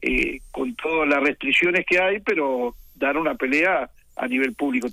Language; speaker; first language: Spanish; native; Spanish